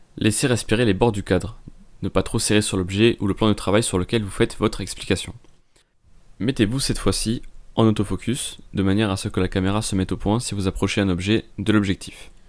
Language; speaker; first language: French; native; French